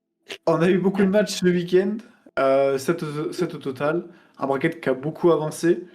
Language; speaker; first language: French; native; French